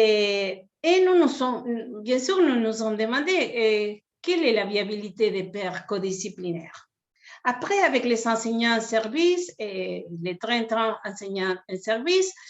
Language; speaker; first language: French; non-native, fluent; Spanish